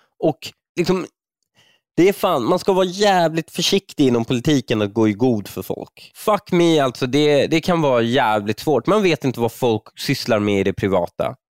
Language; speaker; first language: Swedish; early bilingual, other home language; Persian